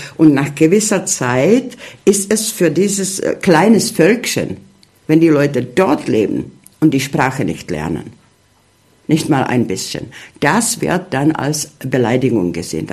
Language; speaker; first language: German; non-native, fluent; Czech